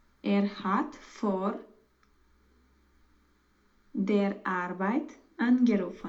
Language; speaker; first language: German; non-native, learner; Romanian